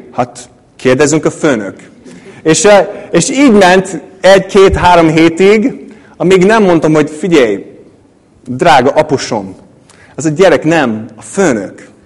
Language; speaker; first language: Hungarian; non-native, fluent; English